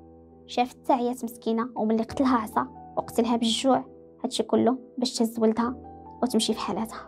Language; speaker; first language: Arabic; native; Arabic